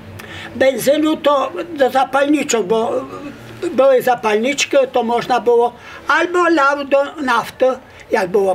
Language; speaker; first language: Polish; non-native, local second language; Rusyn